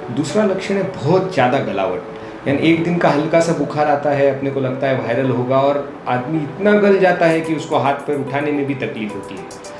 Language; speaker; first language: Hindi; non-native, local second language; Marathi